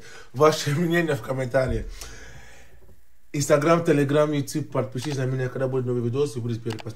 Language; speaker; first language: Russian; non-native, learner; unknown